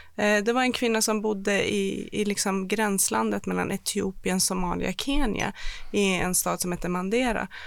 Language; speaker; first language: Swedish; early bilingual, other home language; Persian